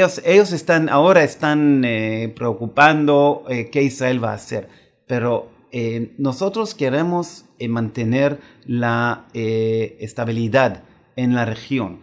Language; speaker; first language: Spanish; non-native, fluent; Hebrew